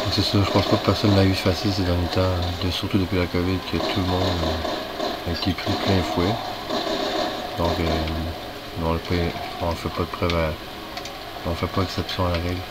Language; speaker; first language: French; native; French